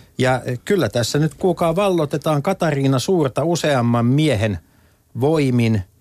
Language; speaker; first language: Finnish; native; Finnish